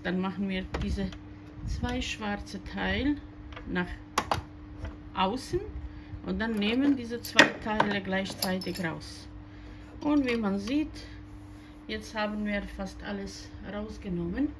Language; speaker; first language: German; non-native, fluent; Croatian